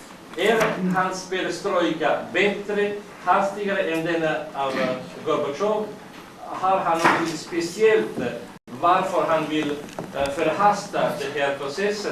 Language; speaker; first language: Swedish; non-native, fluent; Italian